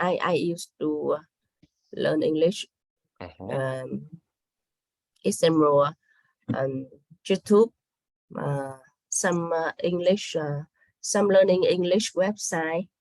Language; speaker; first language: English; non-native, learner; Vietnamese